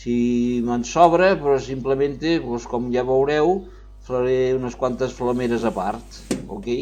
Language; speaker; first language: Catalan; non-native, local second language; Spanish